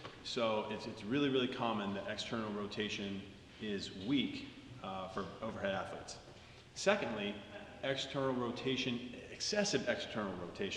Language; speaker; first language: English; native; English